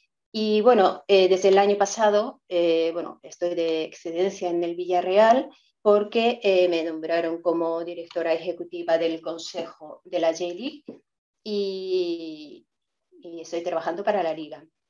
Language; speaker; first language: Spanish; non-native, fluent; Japanese